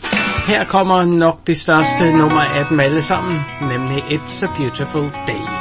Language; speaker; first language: Danish; native; Danish